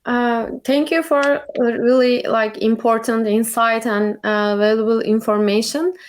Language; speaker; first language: English; non-native, learner; Turkish